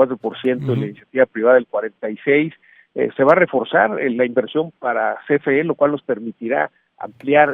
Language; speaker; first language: Spanish; native; Spanish